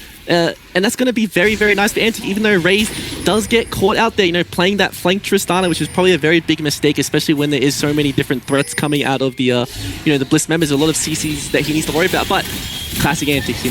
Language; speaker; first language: English; native; English